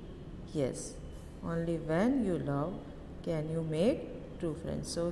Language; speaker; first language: English; non-native, local second language; Hindi